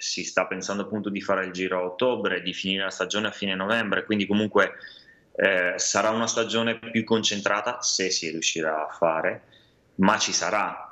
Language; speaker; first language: Italian; native; Italian